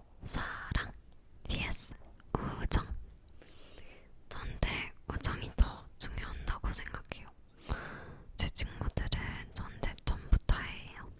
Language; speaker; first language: Korean; non-native, learner; English